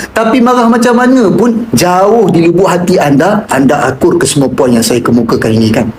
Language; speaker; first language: Malay; native; Malay